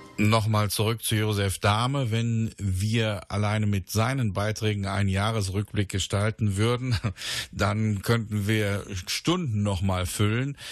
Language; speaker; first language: German; native; German